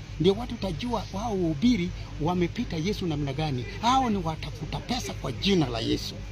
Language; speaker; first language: Swahili; non-native, local second language; Gusii